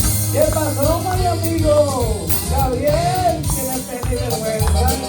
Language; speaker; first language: Spanish; native; Spanish